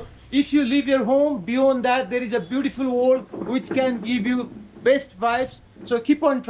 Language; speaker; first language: English; non-native, fluent; Nepali